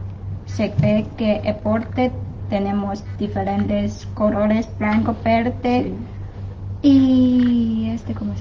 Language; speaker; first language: Spanish; non-native, fluent; Chinese